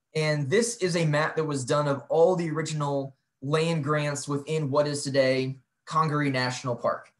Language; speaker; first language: English; native; English